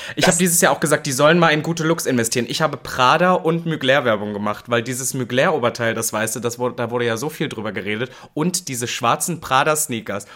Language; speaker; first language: German; native; German